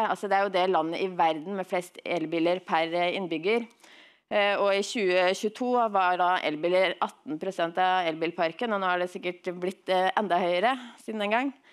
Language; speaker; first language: Norwegian; native; Norwegian